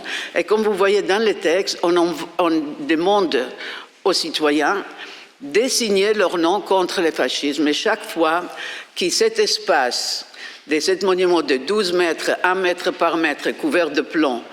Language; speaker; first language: French; non-native, fluent; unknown